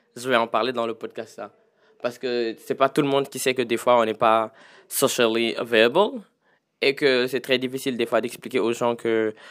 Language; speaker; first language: French; non-native, local second language; Wolof